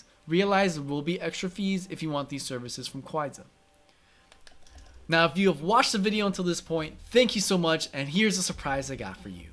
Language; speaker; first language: English; native; English